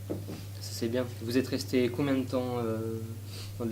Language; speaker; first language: French; native; French